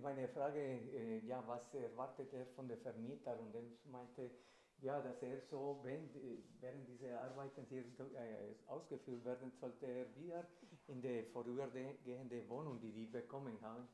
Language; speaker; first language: German; non-native, fluent; Spanish